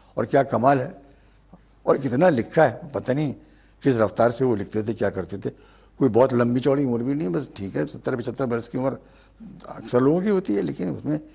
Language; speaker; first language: Hindi; native; Hindi